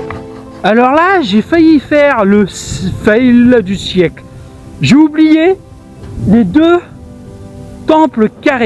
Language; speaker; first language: French; native; French